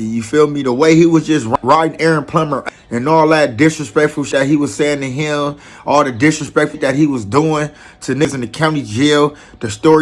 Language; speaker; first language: English; native; English